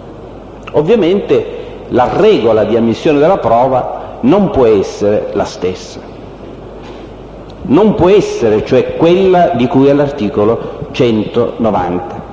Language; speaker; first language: Italian; native; Italian